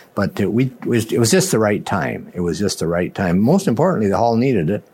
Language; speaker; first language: English; native; English